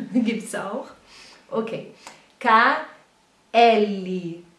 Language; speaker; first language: German; non-native, fluent; Portuguese